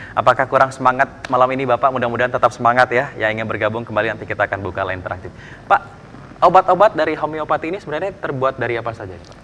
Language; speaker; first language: Malay; native; Malay